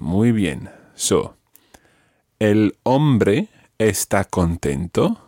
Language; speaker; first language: Spanish; non-native, fluent; English